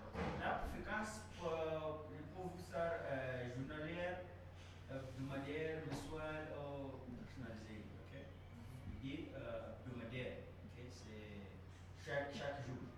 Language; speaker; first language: French; non-native, learner; Portuguese